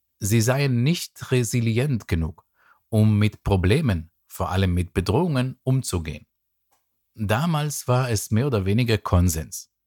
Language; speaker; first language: German; non-native, fluent; Hebrew